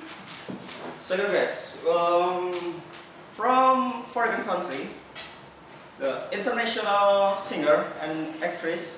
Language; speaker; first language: English; non-native, learner; Indonesian